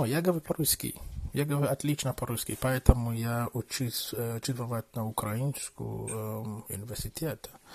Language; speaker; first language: Russian; non-native, learner; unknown